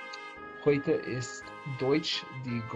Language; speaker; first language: German; non-native, learner; English